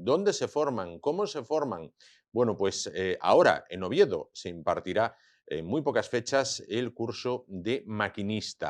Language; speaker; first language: Spanish; native; Spanish